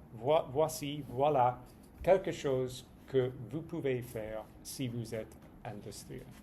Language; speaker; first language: French; non-native, fluent; English